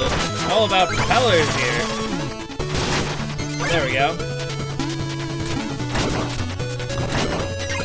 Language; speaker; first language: English; native; English